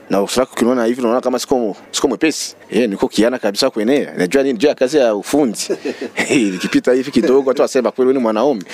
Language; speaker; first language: Swahili; non-native, local second language; Rundi